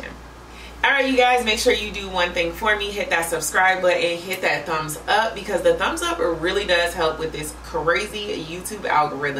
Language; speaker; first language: English; native; English